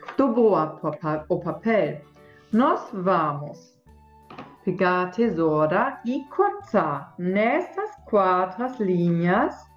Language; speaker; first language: Portuguese; non-native, fluent; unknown